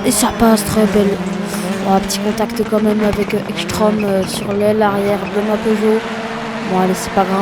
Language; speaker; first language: French; native; French